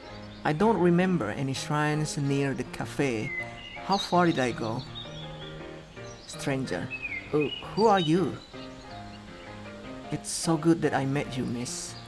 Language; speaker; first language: English; non-native, fluent; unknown